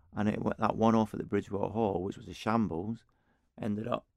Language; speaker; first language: English; native; English